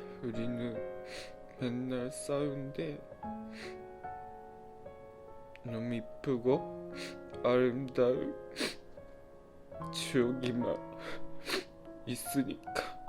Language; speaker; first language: Korean; non-native, fluent; Japanese